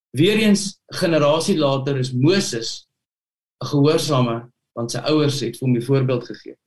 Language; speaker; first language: Afrikaans; native; Afrikaans